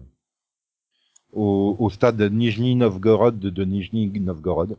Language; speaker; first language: French; native; French